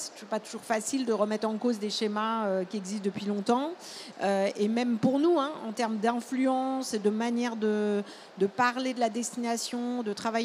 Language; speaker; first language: French; native; French